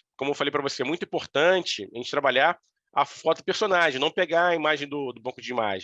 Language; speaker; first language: Portuguese; native; Portuguese